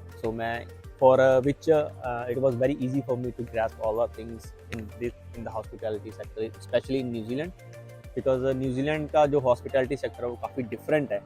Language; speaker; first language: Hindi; non-native, local second language; Punjabi